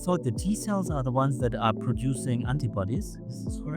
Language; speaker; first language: English; non-native, fluent; German